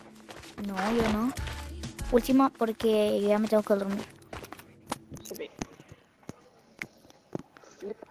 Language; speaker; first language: Spanish; native; Spanish